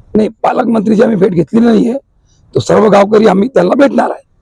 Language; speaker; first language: Marathi; non-native, local second language; Urdu